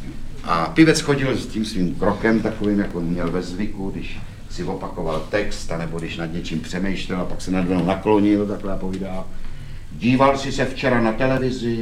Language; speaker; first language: Czech; native; Czech